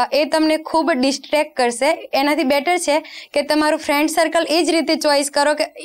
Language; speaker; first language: Gujarati; non-native, local second language; Rajasthani